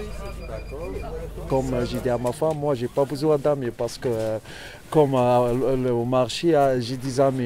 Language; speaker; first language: French; non-native, fluent; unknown